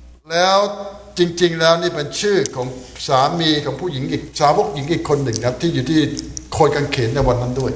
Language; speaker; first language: Thai; native; Thai